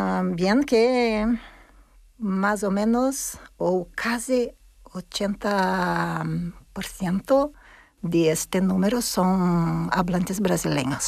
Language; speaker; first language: Spanish; non-native, fluent; Portuguese